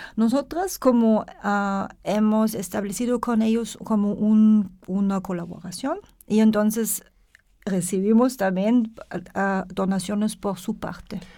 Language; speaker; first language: Spanish; non-native, fluent; German